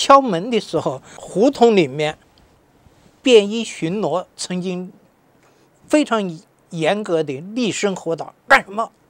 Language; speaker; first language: Chinese; native; Chinese